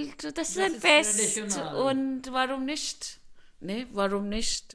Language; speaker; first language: German; non-native, learner; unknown